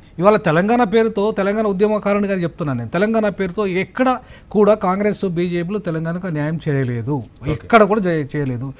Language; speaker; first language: Telugu; native; Telugu